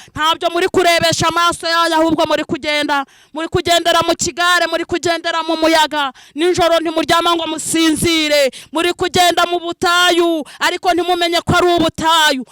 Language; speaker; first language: Kinyarwanda; non-native, local second language; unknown